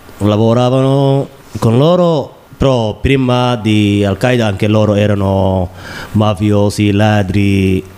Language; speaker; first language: Italian; non-native, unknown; Somali